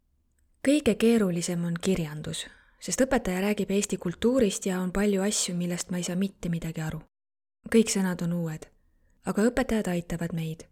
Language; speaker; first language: Estonian; non-native, learner; Arabic